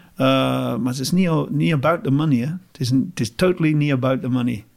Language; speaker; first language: Dutch; non-native, fluent; English